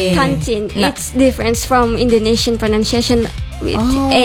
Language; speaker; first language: English; non-native, learner; Indonesian